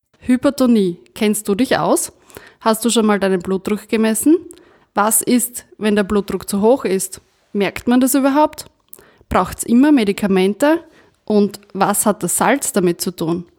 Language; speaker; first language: German; native; German